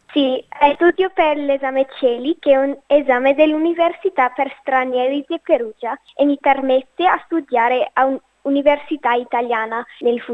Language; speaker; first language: Italian; non-native, learner; English